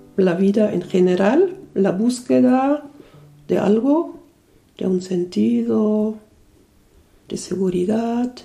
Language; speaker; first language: Spanish; early bilingual, other home language; German